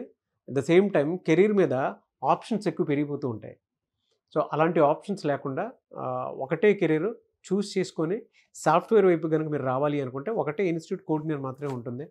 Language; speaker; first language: Telugu; native; Telugu